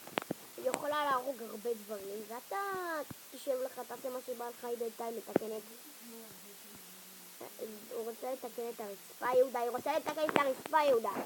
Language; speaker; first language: Hebrew; native; Hebrew